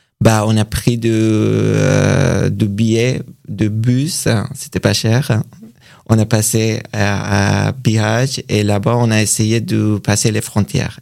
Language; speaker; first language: French; non-native, learner; Persian